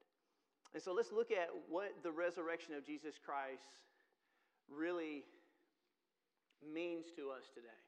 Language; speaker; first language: English; native; English